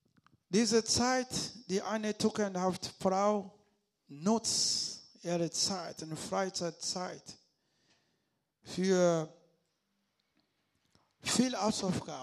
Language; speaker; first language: German; non-native, learner; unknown